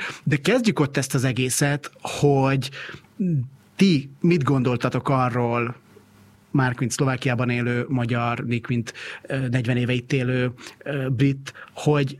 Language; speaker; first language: Hungarian; native; Hungarian